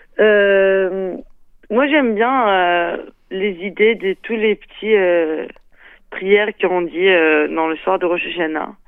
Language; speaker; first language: French; non-native, fluent; Hebrew